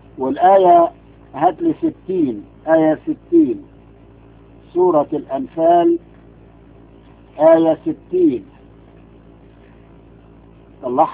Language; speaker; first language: Arabic; native; Arabic